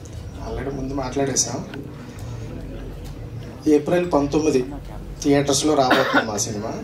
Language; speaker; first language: Telugu; native; Telugu